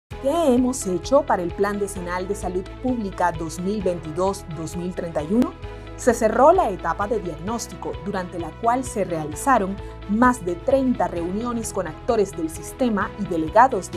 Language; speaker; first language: Spanish; native; Spanish